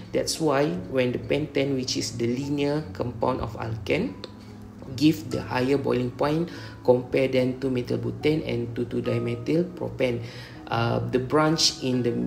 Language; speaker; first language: English; non-native, local second language; Malay